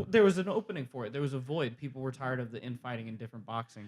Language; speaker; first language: English; native; English